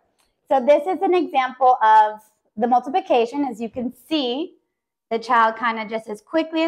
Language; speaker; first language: English; native; English